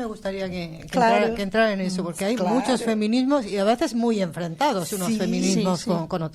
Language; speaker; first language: Spanish; native; Spanish